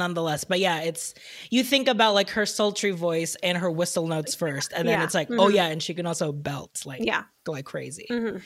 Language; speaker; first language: English; non-native, local second language; Filipino